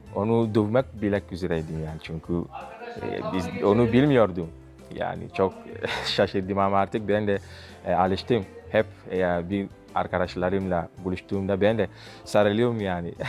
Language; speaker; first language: Turkish; non-native, fluent; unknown